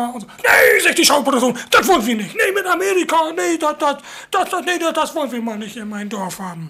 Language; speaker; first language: German; native; German